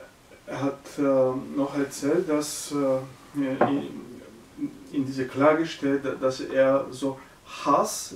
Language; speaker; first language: German; non-native, learner; Bulgarian